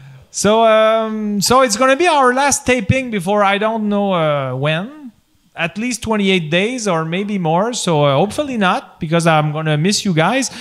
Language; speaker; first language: English; non-native, fluent; French